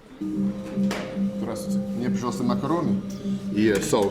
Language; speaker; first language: Russian; non-native, learner; English